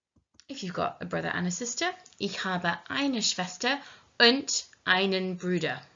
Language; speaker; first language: German; non-native, learner; English